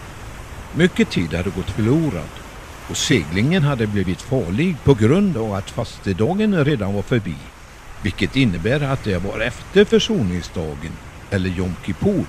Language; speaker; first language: Swedish; native; Swedish